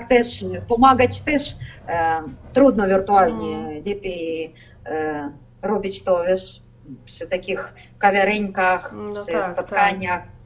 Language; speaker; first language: Polish; non-native, learner; Ukrainian